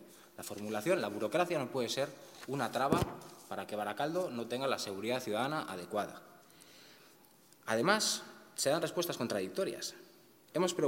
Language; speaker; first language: Spanish; native; Spanish